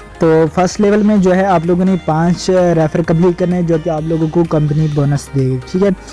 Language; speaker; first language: Urdu; non-native, local second language; Punjabi